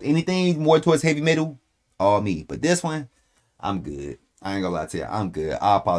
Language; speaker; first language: English; native; English